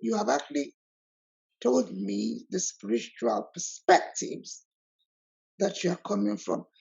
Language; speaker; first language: English; non-native, local second language; Yoruba